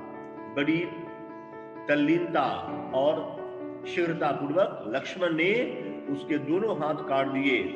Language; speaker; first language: Hindi; native; Hindi